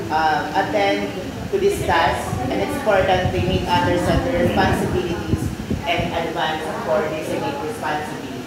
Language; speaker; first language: English; non-native, local second language; Filipino